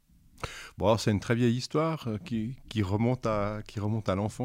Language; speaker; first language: French; native; French